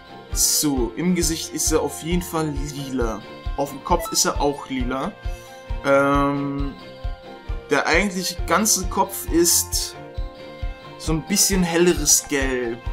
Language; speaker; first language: German; native; German